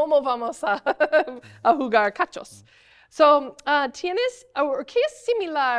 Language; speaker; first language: Spanish; non-native, learner; English